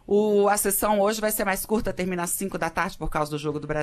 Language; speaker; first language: Portuguese; native; Portuguese